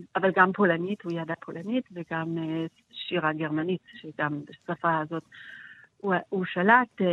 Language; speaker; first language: Hebrew; non-native, fluent; German